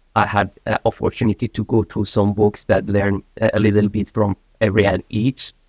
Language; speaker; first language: English; non-native, fluent; Persian